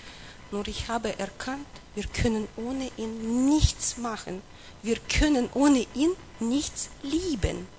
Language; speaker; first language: German; non-native, learner; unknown